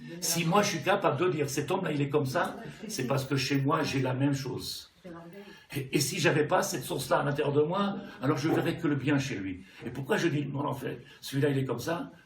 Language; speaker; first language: French; native; French